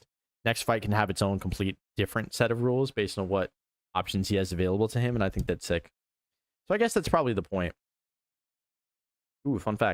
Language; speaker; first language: English; native; English